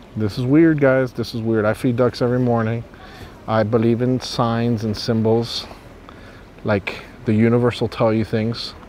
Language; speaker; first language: English; early bilingual, other home language; Spanish